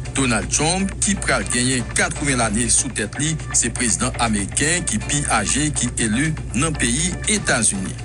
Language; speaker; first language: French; non-native, local second language; Haitian Creole